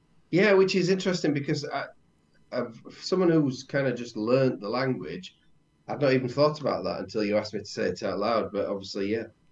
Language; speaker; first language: English; native; English